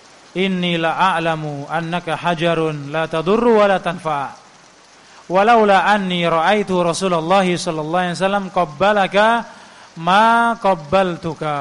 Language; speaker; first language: Arabic; non-native, fluent; Indonesian